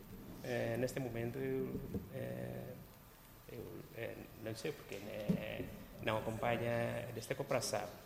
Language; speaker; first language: Portuguese; non-native, local second language; Tetum